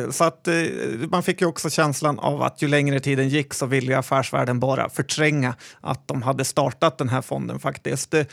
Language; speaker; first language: Swedish; native; Swedish